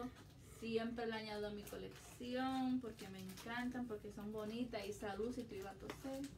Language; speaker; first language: Spanish; early bilingual, heritage; Spanish